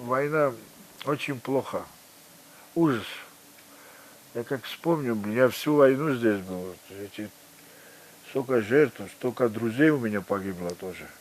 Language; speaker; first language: Russian; non-native, local second language; Georgian